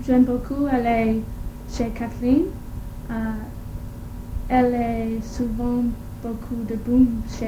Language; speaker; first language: French; non-native, learner; English